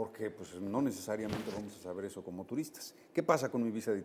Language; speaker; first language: Spanish; native; Spanish